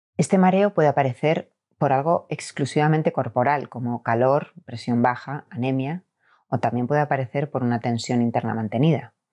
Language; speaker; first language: Spanish; native; Spanish